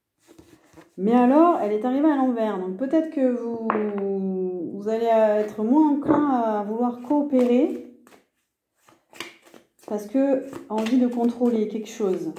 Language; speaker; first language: French; native; French